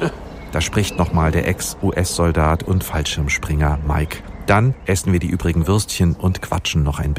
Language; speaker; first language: German; native; German